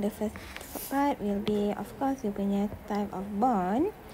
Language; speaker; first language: English; non-native, local second language; Malay